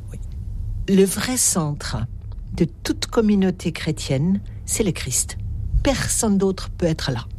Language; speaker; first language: French; native; French